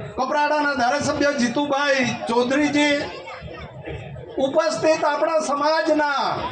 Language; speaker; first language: Gujarati; non-native, local second language; Kukna